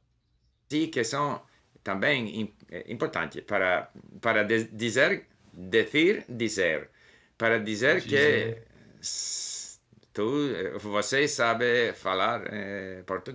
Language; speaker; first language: Portuguese; non-native, learner; English